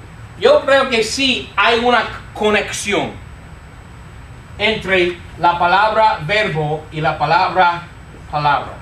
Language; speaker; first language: Spanish; non-native, fluent; English